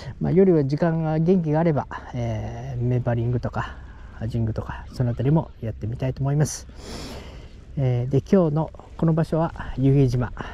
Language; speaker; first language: Japanese; native; Japanese